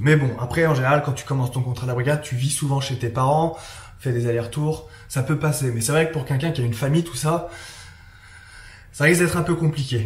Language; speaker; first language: French; native; French